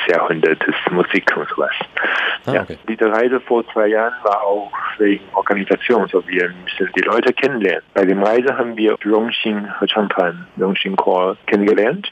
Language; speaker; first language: German; non-native, learner; Chinese